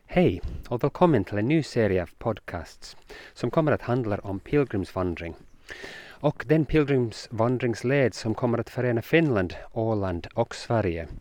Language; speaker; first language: Swedish; non-native, fluent; English